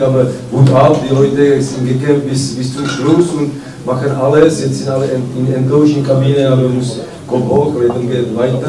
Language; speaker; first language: German; non-native, learner; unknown